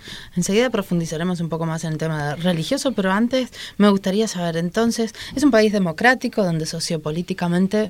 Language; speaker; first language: Spanish; native; Spanish